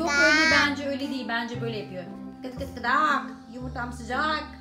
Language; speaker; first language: Turkish; native; Turkish